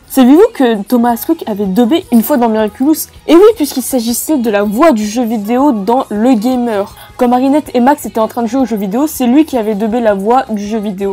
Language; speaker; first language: French; native; French